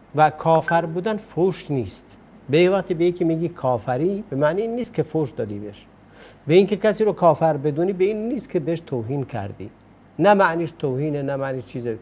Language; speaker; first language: Persian; native; Persian